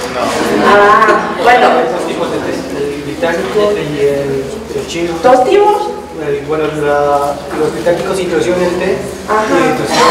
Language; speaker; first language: Spanish; non-native, learner; Chinese